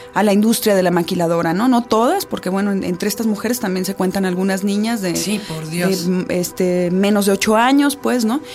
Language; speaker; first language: Spanish; native; Spanish